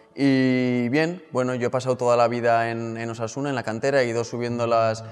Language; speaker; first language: Spanish; native; Spanish